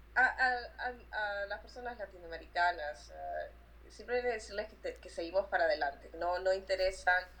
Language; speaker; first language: Spanish; native; Spanish